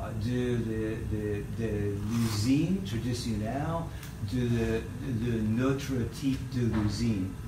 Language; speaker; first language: French; non-native, learner; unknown